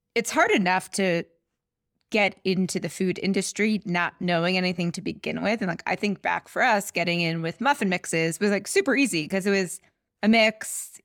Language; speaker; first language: English; native; English